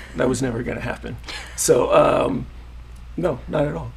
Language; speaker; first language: English; native; English